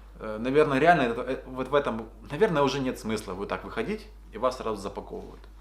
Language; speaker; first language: Russian; native; Russian